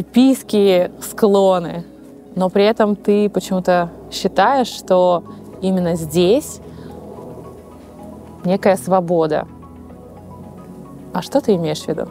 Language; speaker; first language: Russian; native; Russian